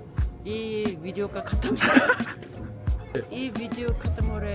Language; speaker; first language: Hindi; non-native, learner; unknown